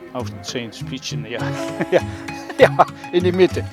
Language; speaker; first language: German; non-native, learner; Dutch